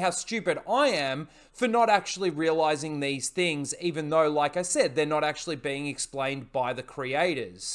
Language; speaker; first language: English; native; English